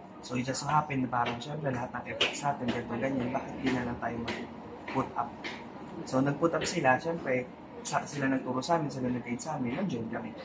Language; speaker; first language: Filipino; native; Filipino